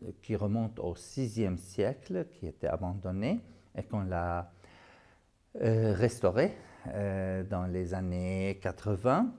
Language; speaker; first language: French; non-native, fluent; Arabic